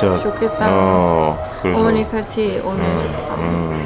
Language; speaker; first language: Korean; non-native, learner; Thai